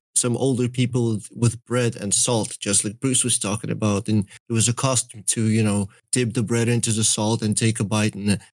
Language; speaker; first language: English; early bilingual, other home language; Russian